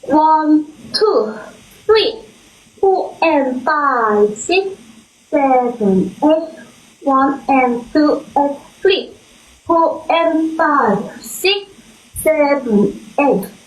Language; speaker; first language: English; non-native, learner; Korean